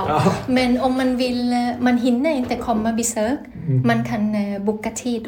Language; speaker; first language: Swedish; non-native, learner; Thai